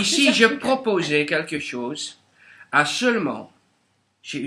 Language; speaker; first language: French; non-native, local second language; Dutch